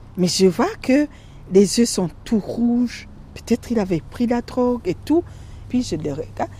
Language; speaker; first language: French; non-native, local second language; Rundi